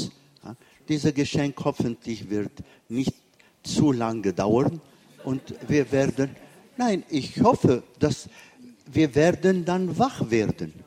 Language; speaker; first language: German; non-native, fluent; Arabic